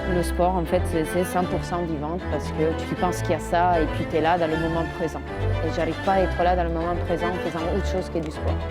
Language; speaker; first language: French; non-native, fluent; Italian